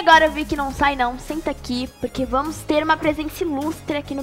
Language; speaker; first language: Portuguese; native; Portuguese